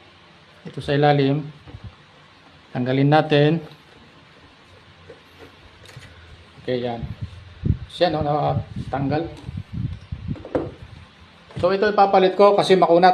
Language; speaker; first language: Filipino; native; Filipino